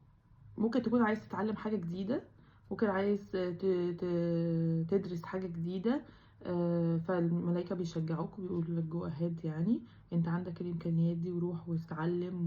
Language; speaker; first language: Arabic; native; Arabic